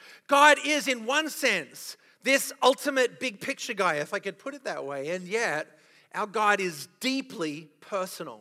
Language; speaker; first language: English; native; English